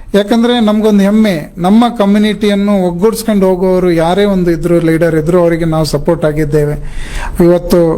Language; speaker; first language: Kannada; non-native, local second language; Tulu